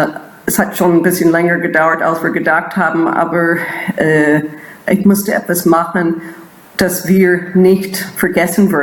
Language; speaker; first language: German; non-native, fluent; English